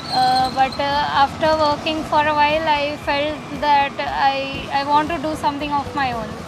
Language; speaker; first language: English; non-native, local second language; Gujarati